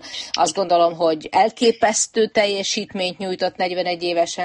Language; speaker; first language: Hungarian; native; Hungarian